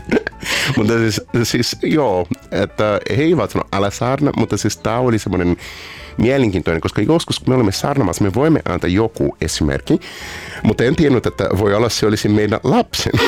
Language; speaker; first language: Finnish; non-native, learner; Portuguese